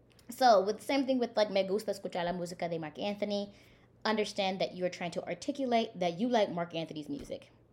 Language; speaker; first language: English; native; English